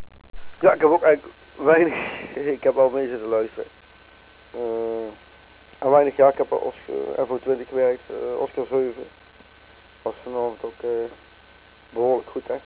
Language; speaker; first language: Dutch; native; Dutch